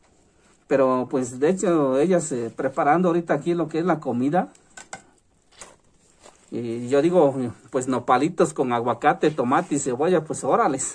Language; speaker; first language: Spanish; native; Spanish